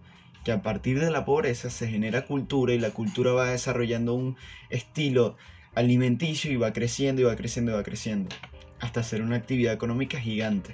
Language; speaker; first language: Spanish; native; Spanish